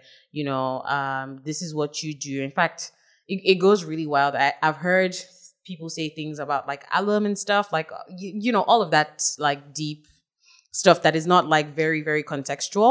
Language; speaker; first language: English; non-native, local second language; Hausa